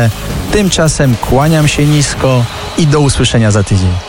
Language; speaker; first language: Polish; native; Polish